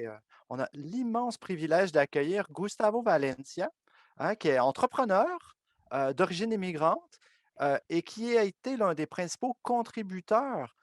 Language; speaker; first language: French; native; French